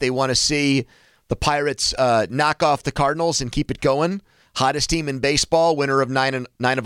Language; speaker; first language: English; native; English